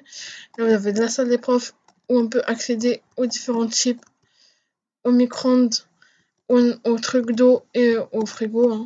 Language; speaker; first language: French; native; French